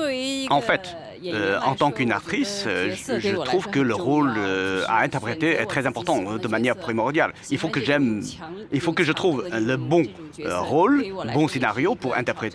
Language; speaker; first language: French; non-native, fluent; Chinese